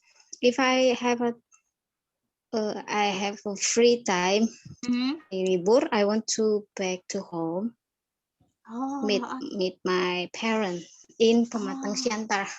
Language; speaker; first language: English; non-native, learner; Indonesian